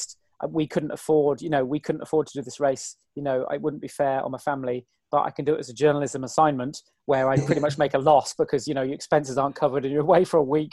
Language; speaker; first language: English; native; English